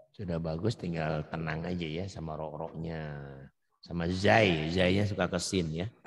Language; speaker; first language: Indonesian; non-native, local second language; Sundanese